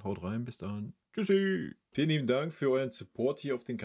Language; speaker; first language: German; native; German